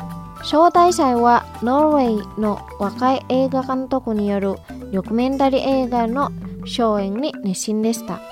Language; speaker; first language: Japanese; non-native, fluent; Indonesian